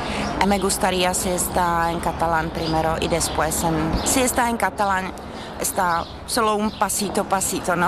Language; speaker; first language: Spanish; non-native, learner; Czech